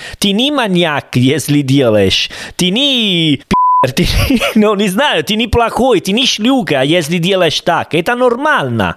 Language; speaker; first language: Russian; non-native, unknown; Italian